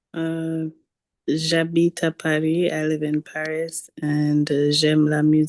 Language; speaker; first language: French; non-native, learner; English